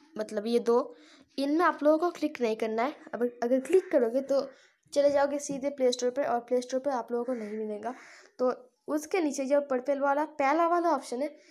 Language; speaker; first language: Hindi; non-native, local second language; Bangla